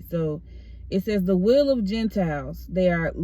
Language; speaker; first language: English; native; English